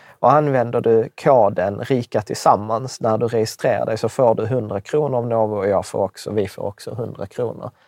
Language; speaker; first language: Swedish; early bilingual, other home language; Czech